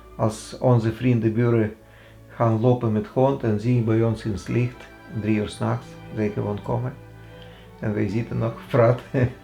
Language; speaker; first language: Dutch; non-native, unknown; Russian